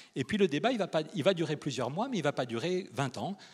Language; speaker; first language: French; native; French